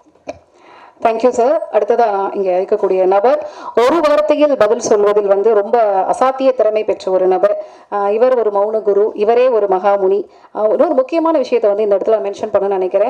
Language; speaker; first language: Tamil; native; Tamil